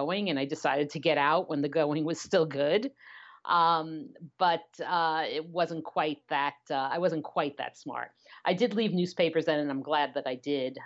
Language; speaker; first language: English; native; English